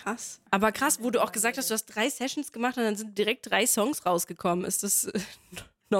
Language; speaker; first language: German; native; German